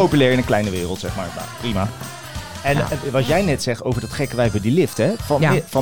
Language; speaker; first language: Dutch; native; Dutch